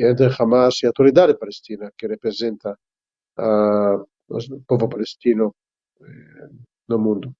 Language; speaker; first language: Portuguese; non-native, fluent; Hebrew